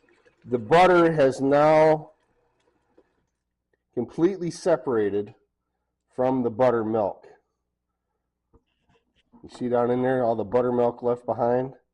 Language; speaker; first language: English; native; English